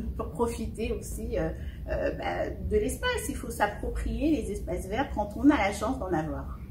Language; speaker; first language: French; early bilingual, other home language; Fon